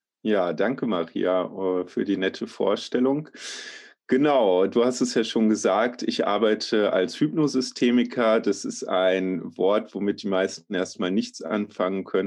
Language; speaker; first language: German; native; German